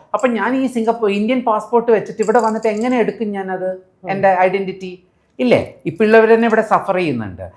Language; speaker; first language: Malayalam; early bilingual, heritage; Malayalam